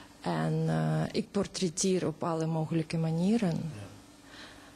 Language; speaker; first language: Dutch; non-native, fluent; Russian